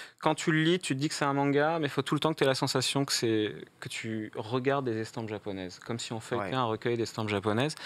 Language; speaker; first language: French; native; French